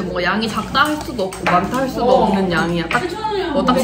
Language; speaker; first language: Korean; native; Korean